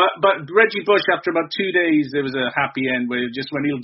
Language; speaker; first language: English; native; English